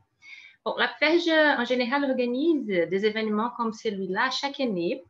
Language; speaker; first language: French; non-native, fluent; Portuguese